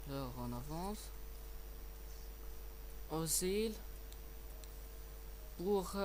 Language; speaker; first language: French; non-native, learner; English